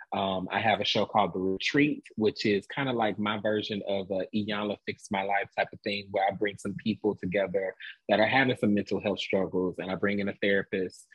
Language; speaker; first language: English; native; English